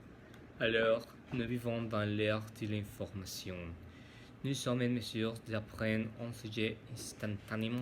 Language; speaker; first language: French; non-native, learner; Spanish